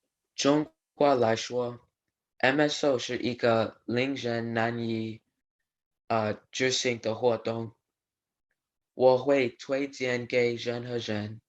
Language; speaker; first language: Chinese; non-native, learner; English